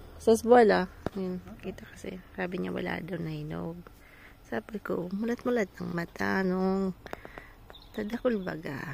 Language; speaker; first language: Filipino; native; Filipino